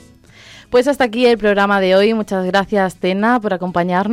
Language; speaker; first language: Spanish; native; Spanish